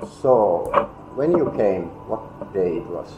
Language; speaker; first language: English; non-native, learner; Finnish